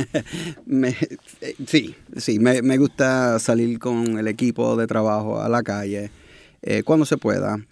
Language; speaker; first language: Spanish; early bilingual, heritage; Spanish